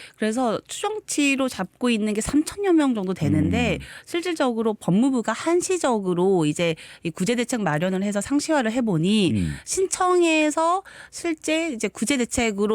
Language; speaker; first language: Korean; native; Korean